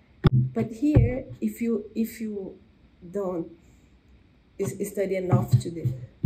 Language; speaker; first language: English; non-native, learner; Portuguese